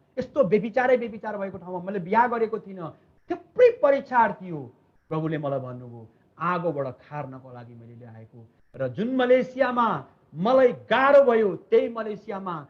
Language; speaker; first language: Nepali; native; Nepali